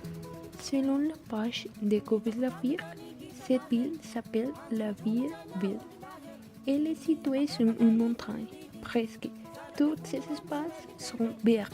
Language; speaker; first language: French; non-native, learner; Spanish